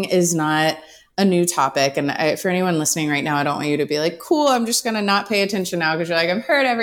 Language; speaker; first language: English; native; English